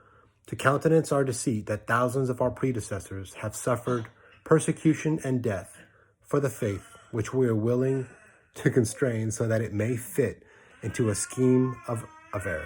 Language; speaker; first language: English; native; English